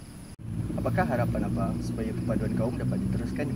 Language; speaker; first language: Malay; native; Malay